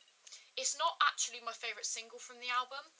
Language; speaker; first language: English; native; English